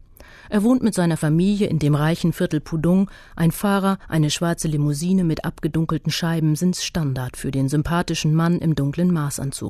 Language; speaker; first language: German; native; German